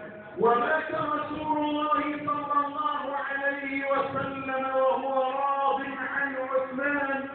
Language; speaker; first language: Arabic; native; Arabic